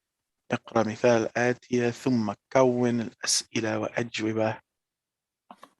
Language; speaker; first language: Arabic; non-native, learner; English